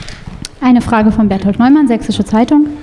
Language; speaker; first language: German; native; German